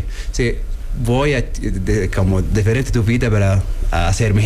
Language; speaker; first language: Spanish; non-native, learner; Arabic